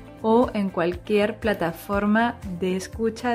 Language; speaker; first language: Spanish; native; Spanish